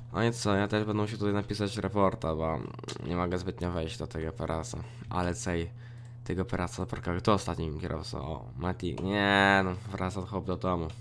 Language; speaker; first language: Polish; native; Polish